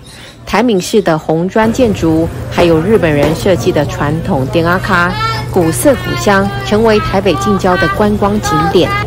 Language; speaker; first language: Chinese; native; Chinese